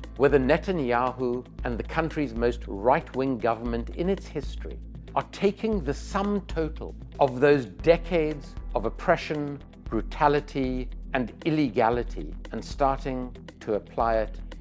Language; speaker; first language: English; native; English